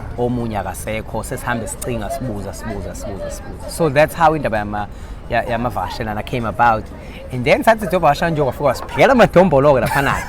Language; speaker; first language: Zulu; native; Zulu